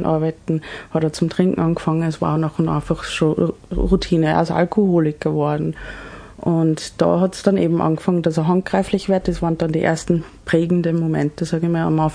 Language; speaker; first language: German; early bilingual, other home language; English